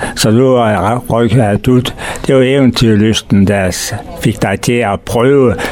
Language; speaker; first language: Danish; native; Danish